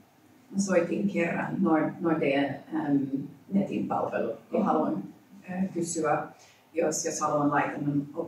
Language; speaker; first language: Finnish; non-native, learner; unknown